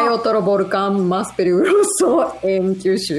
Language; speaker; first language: Spanish; non-native, learner; Japanese